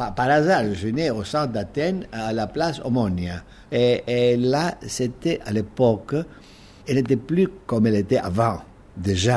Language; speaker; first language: French; non-native, fluent; Greek